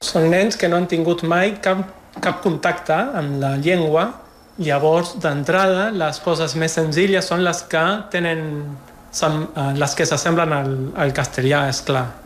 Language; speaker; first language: Catalan; non-native, fluent; Spanish